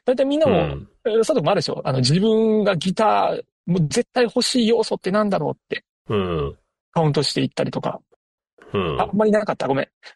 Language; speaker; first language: Japanese; native; Japanese